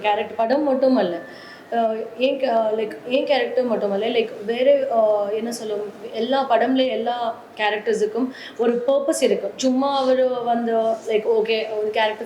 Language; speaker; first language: Tamil; non-native, learner; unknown